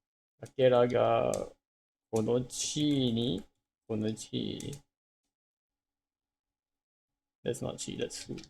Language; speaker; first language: Japanese; non-native, learner; English